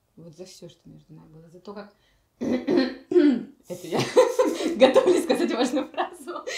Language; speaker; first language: Russian; native; Russian